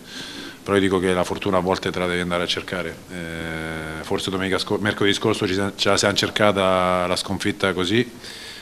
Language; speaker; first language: Italian; native; Italian